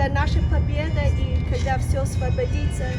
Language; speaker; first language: Russian; non-native, learner; English